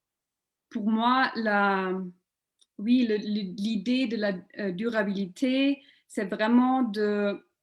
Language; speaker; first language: French; non-native, local second language; German